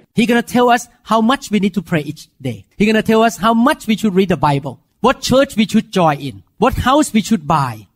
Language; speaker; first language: English; non-native, fluent; Thai